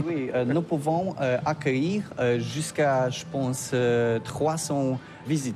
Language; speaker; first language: French; non-native, learner; Polish